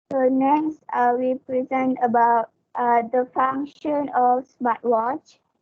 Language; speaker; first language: English; non-native, local second language; Malay